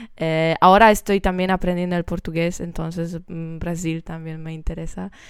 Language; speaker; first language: Spanish; non-native, learner; Polish